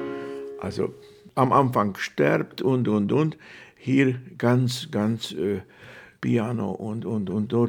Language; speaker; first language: German; non-native, fluent; Hungarian